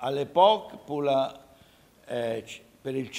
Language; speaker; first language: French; non-native, learner; Italian